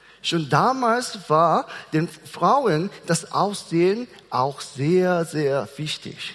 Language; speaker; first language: German; non-native, fluent; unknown